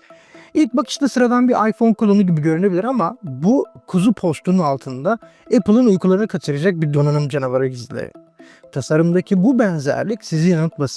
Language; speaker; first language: Turkish; native; Turkish